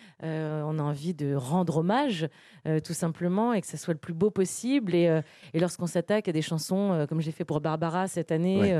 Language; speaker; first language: French; native; French